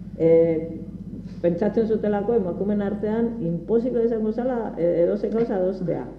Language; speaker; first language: Basque; native; Basque